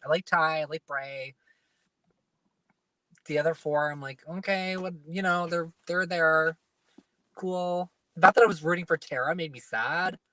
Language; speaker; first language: English; native; English